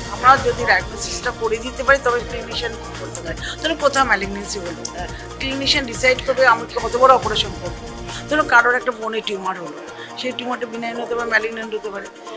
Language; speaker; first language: Bangla; native; Bangla